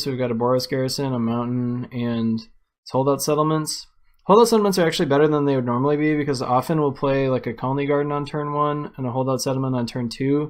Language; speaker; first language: English; native; English